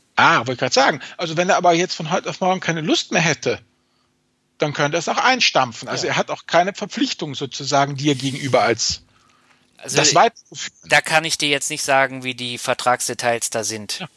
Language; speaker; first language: German; native; German